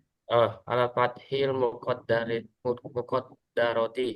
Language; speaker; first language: Arabic; non-native, learner; Indonesian